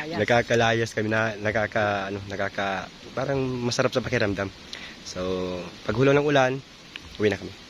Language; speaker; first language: Filipino; native; Filipino